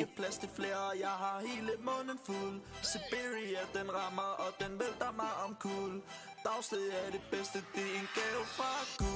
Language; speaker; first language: Danish; native; Danish